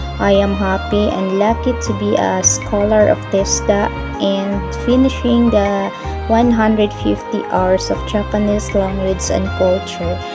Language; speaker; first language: English; non-native, local second language; Filipino